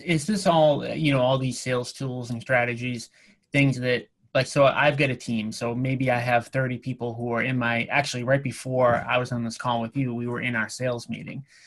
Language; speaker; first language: English; native; English